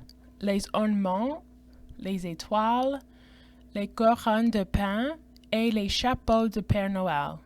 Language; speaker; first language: French; non-native, fluent; English